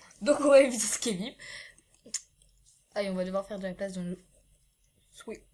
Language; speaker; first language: French; native; French